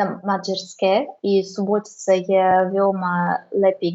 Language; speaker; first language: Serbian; non-native, learner; Russian